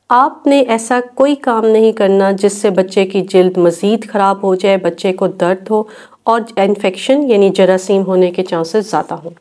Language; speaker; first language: Urdu; native; Urdu